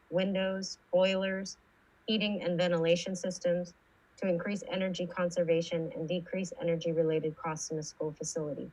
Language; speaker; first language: English; native; English